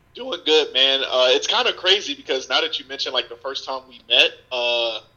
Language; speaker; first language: English; native; English